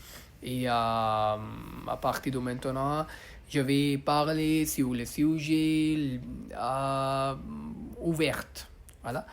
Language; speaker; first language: French; non-native, learner; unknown